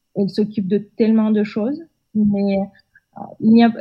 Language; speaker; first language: French; non-native, fluent; Russian